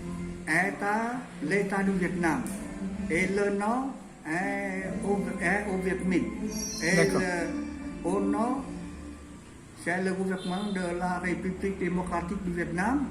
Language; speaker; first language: French; non-native, learner; Vietnamese